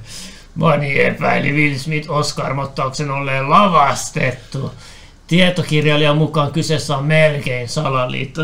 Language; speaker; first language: Finnish; native; Finnish